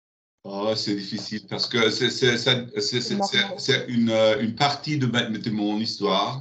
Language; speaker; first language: French; non-native, learner; German